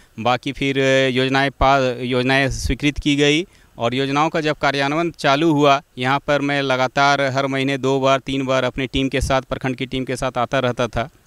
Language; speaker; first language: Hindi; native; Hindi